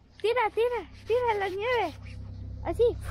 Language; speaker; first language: Spanish; early bilingual, heritage; Spanish